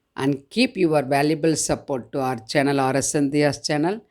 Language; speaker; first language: English; non-native, local second language; Tamil